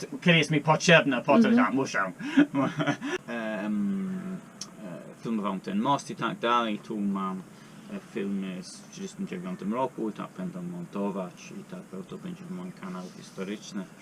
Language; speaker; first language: Polish; non-native, learner; English